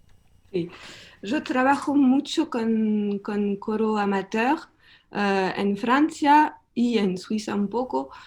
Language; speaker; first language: Spanish; non-native, learner; French